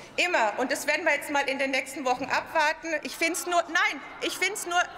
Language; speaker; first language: German; native; German